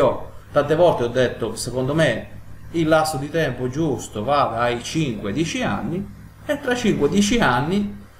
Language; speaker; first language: Italian; native; Italian